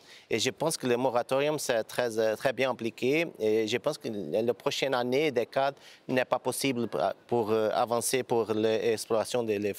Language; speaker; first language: French; non-native, learner; Portuguese